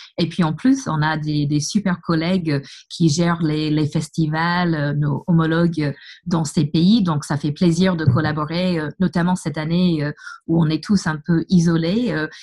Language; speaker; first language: French; non-native, fluent; English